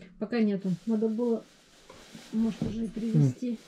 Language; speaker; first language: Japanese; non-native, learner; Russian